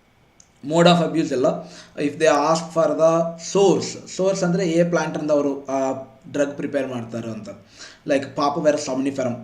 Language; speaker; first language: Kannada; non-native, fluent; Telugu